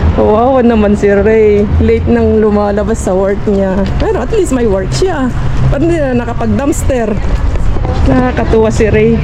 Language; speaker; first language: Filipino; native; Filipino